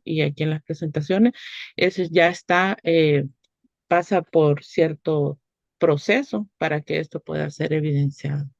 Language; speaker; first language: Spanish; native; Spanish